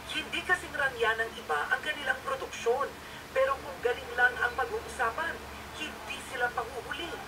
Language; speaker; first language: Filipino; native; Filipino